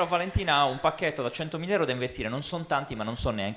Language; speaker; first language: Italian; native; Italian